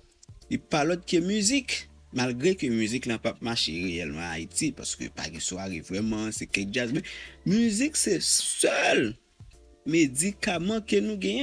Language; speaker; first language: Haitian Creole; native; Haitian Creole